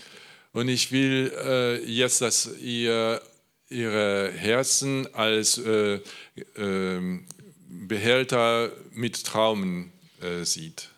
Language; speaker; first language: German; non-native, learner; Polish